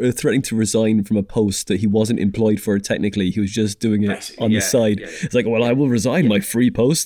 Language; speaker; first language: English; native; English